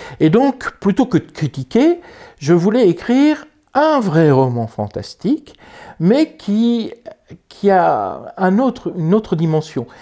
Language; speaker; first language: French; native; French